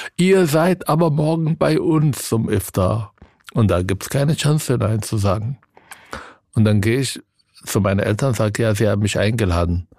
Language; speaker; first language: German; non-native, fluent; Arabic